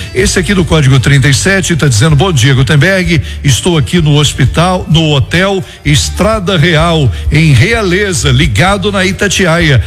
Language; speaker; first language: Portuguese; native; Portuguese